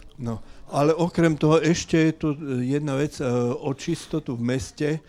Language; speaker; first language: Slovak; native; Slovak